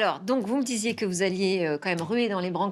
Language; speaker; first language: French; native; French